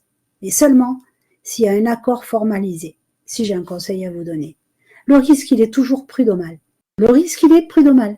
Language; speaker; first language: French; native; French